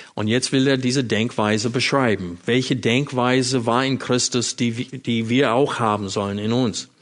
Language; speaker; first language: German; non-native, fluent; English